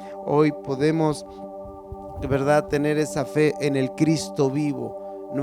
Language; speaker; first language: Spanish; native; Spanish